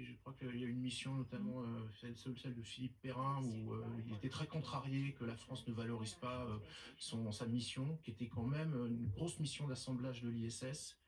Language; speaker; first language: French; native; French